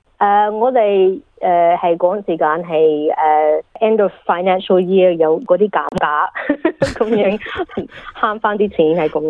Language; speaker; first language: Cantonese; early bilingual, heritage; English